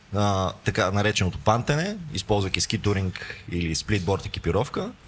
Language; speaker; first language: Bulgarian; native; Bulgarian